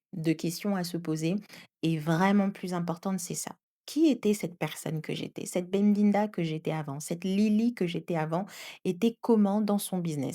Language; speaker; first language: French; native; French